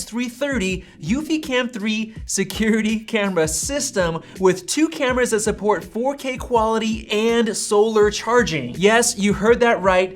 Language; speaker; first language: English; native; English